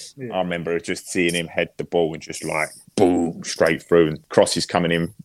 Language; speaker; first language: English; native; English